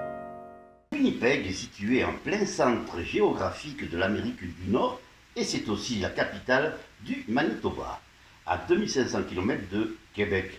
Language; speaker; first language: French; native; French